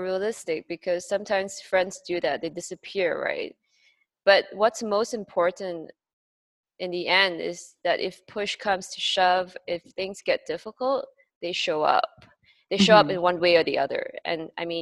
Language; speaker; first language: English; non-native, local second language; Cantonese